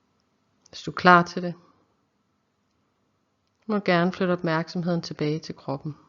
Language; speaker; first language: Danish; native; Danish